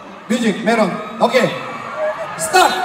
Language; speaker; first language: English; non-native, learner; Korean